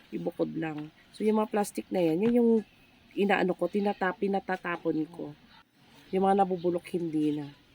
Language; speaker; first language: Filipino; native; Filipino